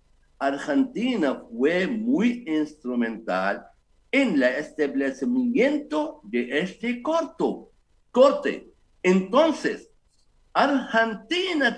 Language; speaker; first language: Spanish; non-native, fluent; Arabic